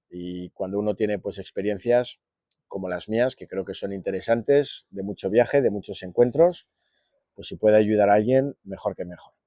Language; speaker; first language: Spanish; native; Spanish